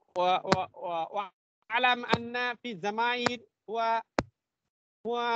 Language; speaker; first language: Arabic; non-native, learner; Bangla